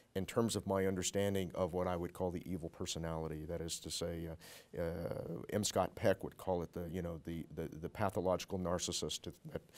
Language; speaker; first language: English; native; English